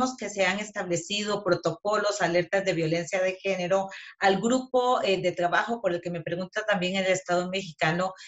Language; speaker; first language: Spanish; native; Spanish